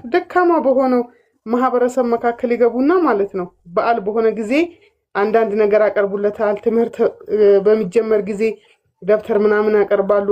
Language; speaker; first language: Amharic; non-native, local second language; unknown